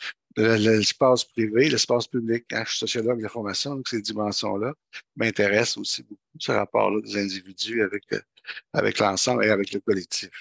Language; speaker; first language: French; native; French